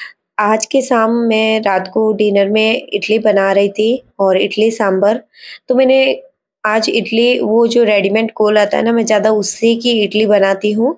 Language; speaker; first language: Hindi; native; Hindi